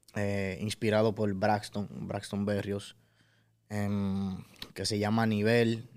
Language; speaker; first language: Spanish; native; Spanish